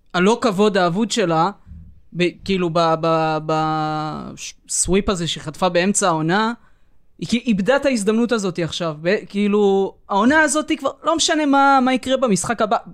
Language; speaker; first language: Hebrew; native; Hebrew